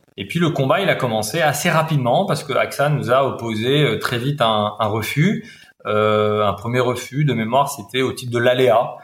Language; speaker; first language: French; non-native, fluent; Portuguese